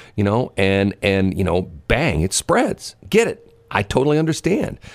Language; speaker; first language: English; native; English